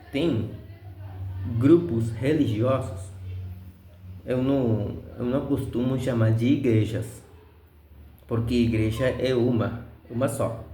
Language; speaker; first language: Portuguese; non-native, fluent; Spanish